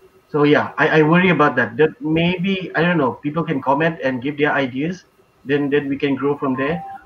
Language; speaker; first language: English; non-native, local second language; Malay